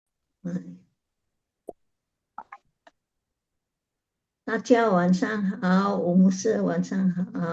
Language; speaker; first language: Chinese; non-native, learner; Indonesian